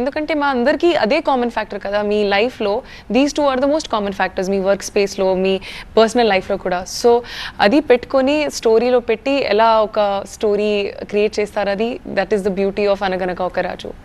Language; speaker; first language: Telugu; non-native, fluent; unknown